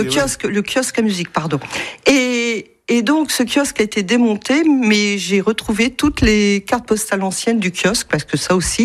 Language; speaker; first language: French; native; French